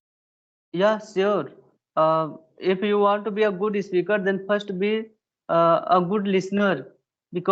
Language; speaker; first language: English; non-native, learner; Hindi